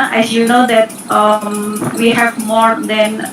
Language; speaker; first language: English; non-native, learner; Indonesian